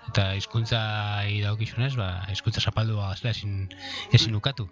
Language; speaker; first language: Basque; native; Basque